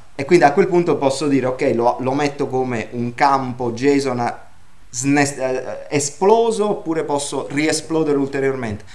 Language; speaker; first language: Italian; native; Italian